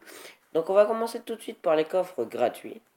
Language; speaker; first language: French; native; French